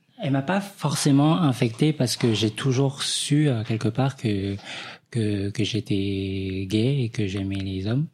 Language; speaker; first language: French; early bilingual, other home language; Vietnamese